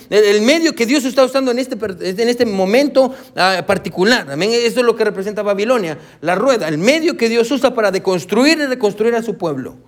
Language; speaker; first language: Spanish; native; Spanish